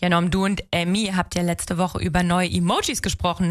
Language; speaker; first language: German; native; German